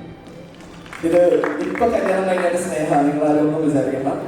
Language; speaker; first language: Malayalam; native; Malayalam